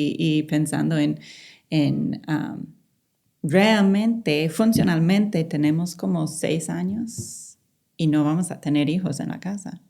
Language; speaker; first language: Spanish; non-native, fluent; English